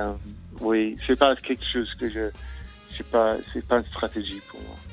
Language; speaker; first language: French; non-native, fluent; English